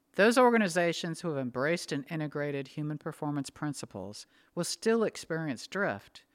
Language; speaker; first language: English; native; English